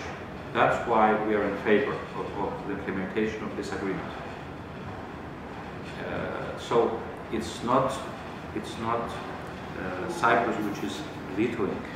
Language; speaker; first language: English; non-native, fluent; Greek